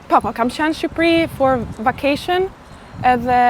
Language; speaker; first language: Albanian; early bilingual, heritage; Albanian